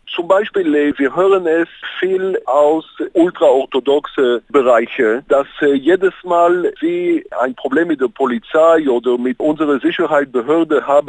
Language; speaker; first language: German; non-native, fluent; Hebrew